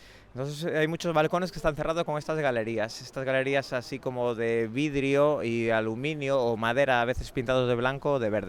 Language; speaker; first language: Spanish; native; Spanish